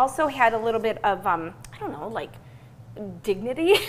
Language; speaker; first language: English; native; English